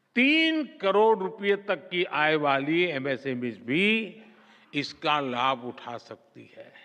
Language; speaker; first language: Hindi; native; Hindi